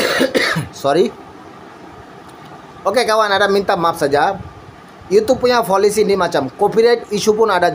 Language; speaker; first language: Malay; non-native, learner; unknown